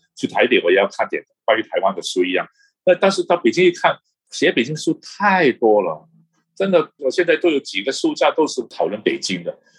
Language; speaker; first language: Chinese; non-native, local second language; Cantonese